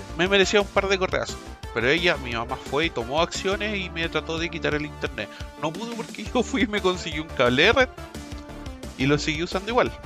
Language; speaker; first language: Spanish; native; Spanish